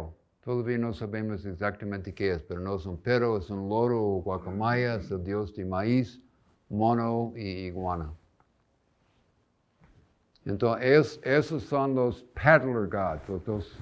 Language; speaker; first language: Spanish; non-native, fluent; English